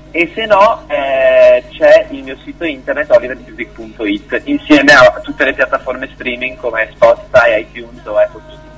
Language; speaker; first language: Italian; early bilingual, other home language; German